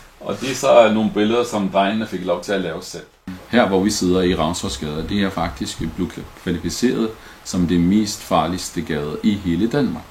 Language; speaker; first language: Danish; non-native, fluent; Arabic